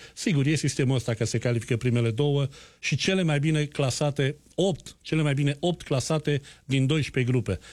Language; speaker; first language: Romanian; native; Romanian